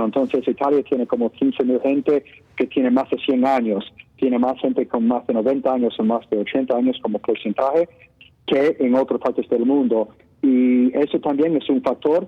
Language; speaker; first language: Spanish; non-native, fluent; Italian